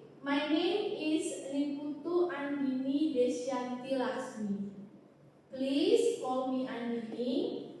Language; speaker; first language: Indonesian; native; Indonesian